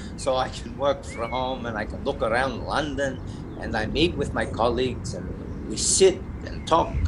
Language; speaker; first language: English; non-native, fluent; Russian